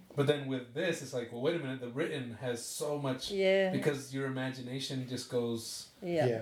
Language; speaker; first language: English; native; English